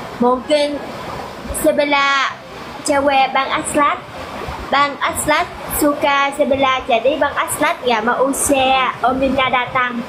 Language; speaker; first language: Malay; non-native, fluent; Vietnamese